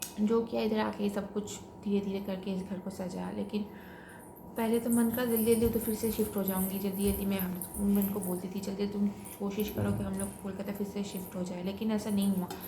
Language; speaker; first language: Hindi; non-native, local second language; Bangla